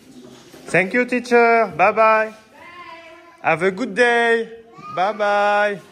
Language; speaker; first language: English; non-native, learner; French